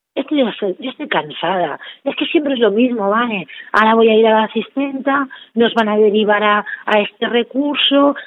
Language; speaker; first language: Spanish; non-native, local second language; Catalan